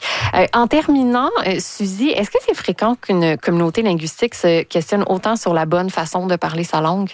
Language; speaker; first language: French; native; French